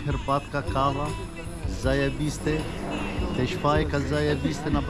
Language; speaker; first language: Polish; non-native, learner; Arabic